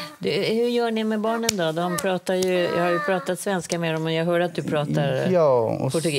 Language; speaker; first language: Swedish; native; Swedish